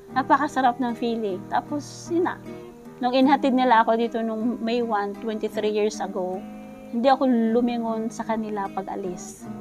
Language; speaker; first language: Filipino; native; Filipino